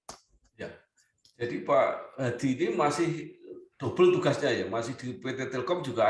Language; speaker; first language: Indonesian; native; Indonesian